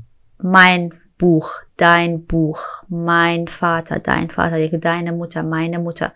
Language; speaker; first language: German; non-native, fluent; Persian